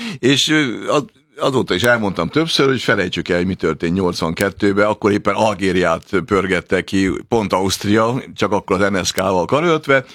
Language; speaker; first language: Hungarian; native; Hungarian